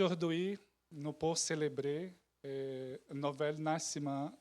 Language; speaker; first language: French; non-native, learner; Portuguese